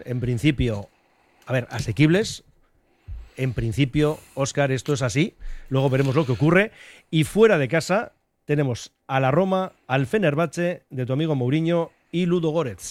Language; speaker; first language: Spanish; native; Spanish